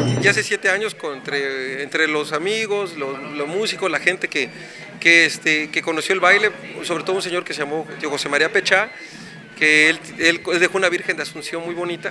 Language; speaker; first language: Spanish; native; Spanish